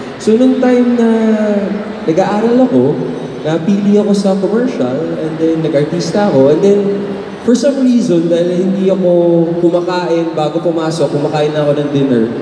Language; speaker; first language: Filipino; native; Filipino